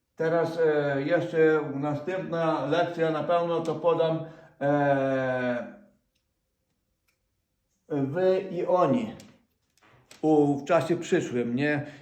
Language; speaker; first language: Polish; non-native, fluent; Ukrainian